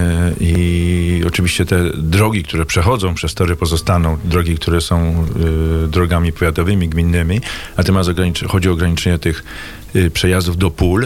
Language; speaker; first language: Polish; native; Polish